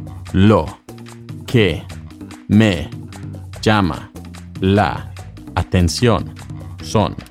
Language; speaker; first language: Spanish; non-native, fluent; English